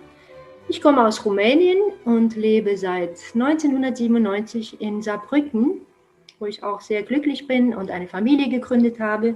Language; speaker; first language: German; non-native, fluent; Romanian